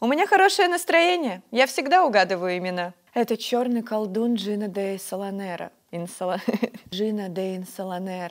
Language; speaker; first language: Russian; native; Russian